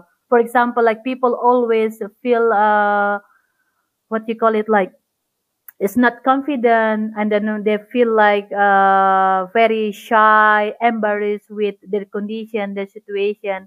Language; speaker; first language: English; non-native, fluent; Indonesian